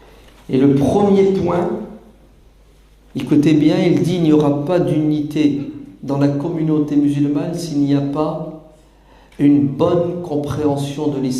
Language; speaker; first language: French; native; French